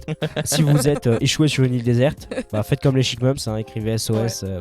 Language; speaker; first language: French; native; French